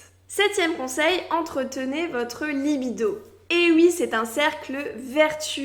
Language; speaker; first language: French; native; French